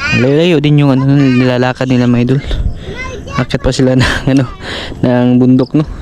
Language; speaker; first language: Filipino; non-native, local second language; Cebuano